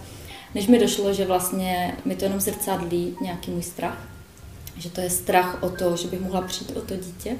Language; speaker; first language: Czech; native; Czech